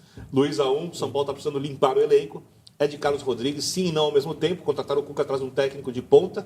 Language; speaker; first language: Portuguese; native; Portuguese